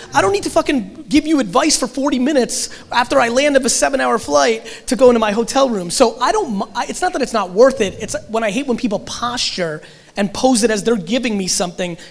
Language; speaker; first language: English; early bilingual, other home language; Russian